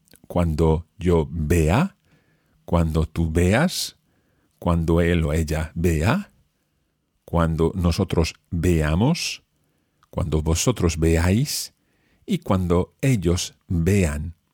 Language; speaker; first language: Spanish; non-native, fluent; English